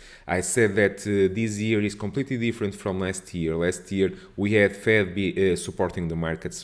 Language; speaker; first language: English; non-native, fluent; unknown